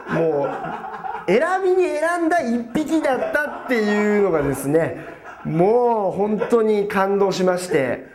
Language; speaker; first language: Japanese; native; Japanese